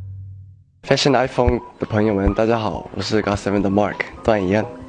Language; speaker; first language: Chinese; early bilingual, heritage; Chinese